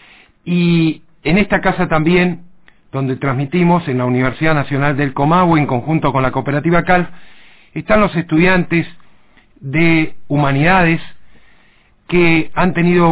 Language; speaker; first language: Spanish; native; Spanish